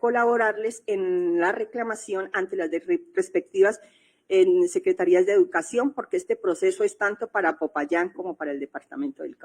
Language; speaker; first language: Spanish; native; Spanish